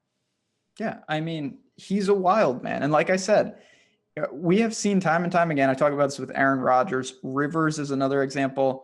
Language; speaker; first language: English; native; English